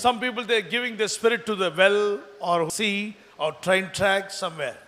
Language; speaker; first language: English; non-native, local second language; Telugu